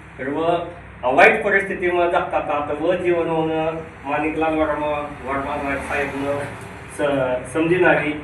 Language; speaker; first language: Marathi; non-native, local second language; Rajasthani